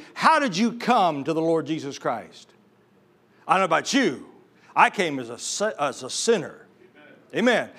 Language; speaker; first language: English; native; English